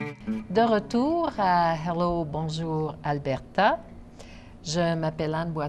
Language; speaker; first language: French; native; French